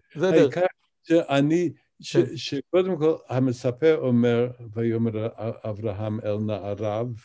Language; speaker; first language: Hebrew; non-native, fluent; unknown